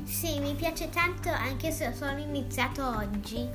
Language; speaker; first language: Italian; early bilingual, heritage; Italian